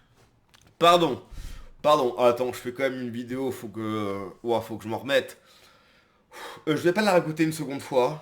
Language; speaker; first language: French; native; French